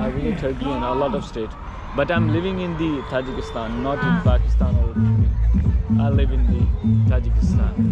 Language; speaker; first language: English; non-native, learner; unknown